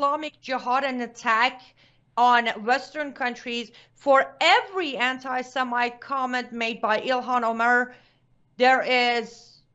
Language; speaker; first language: English; non-native, fluent; Persian